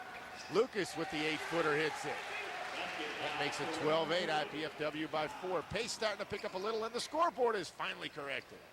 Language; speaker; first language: English; native; English